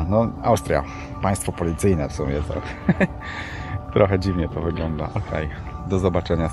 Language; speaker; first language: Polish; native; Polish